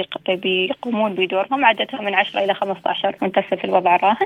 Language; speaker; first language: Arabic; native; Arabic